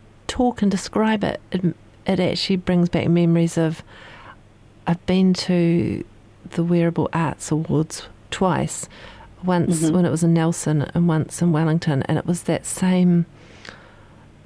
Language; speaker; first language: English; native; English